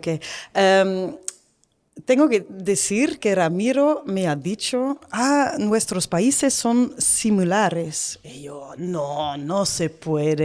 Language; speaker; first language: Spanish; non-native, learner; Dutch